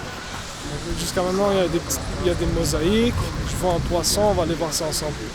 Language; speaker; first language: French; non-native, local second language; Arabic